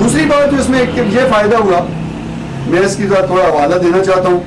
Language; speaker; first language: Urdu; non-native, local second language; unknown